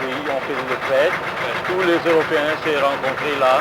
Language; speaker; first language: French; non-native, local second language; Bangla